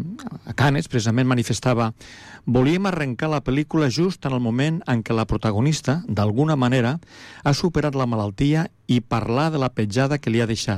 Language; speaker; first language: Catalan; native; Catalan